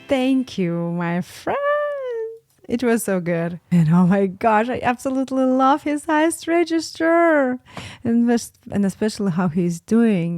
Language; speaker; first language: English; non-native, fluent; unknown